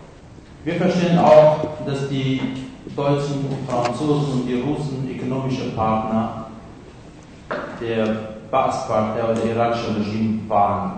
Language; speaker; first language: German; non-native, fluent; Kurdish